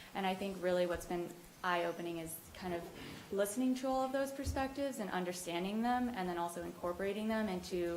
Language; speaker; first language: English; native; English